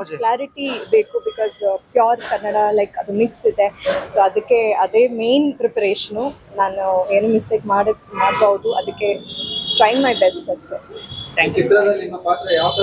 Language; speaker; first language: Kannada; non-native, learner; Malayalam